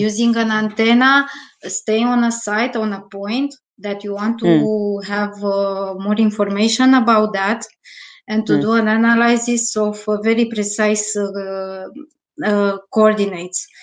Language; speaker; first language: English; non-native, learner; Romanian